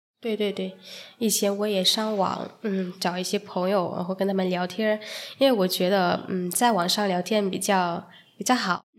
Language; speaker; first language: Chinese; non-native, fluent; Vietnamese